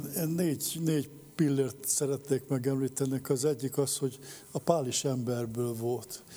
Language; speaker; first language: Hungarian; native; Hungarian